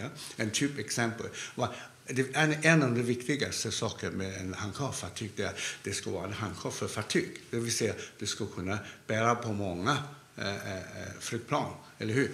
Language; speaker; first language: Swedish; non-native, fluent; Cantonese